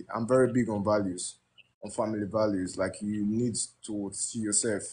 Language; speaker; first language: English; non-native, local second language; Yoruba